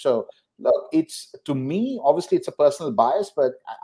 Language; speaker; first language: English; non-native, local second language; Hindi